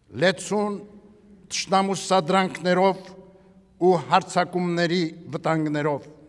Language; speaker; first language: Armenian; native; Armenian